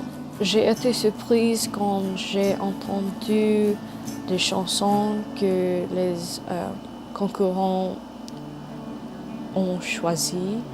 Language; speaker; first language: French; non-native, learner; English